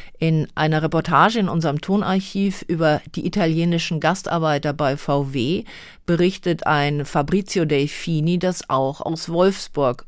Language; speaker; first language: German; native; German